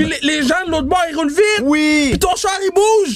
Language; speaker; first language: French; native; French